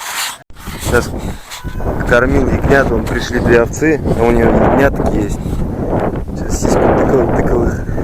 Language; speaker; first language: Russian; native; Russian